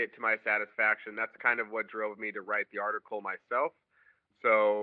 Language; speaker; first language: English; native; English